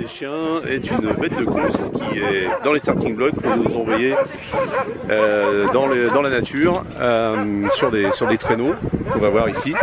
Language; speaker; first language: French; native; French